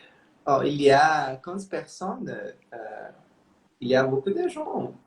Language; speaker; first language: French; non-native, learner; Portuguese